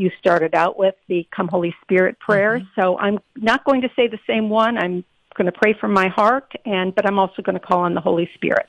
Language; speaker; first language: English; native; English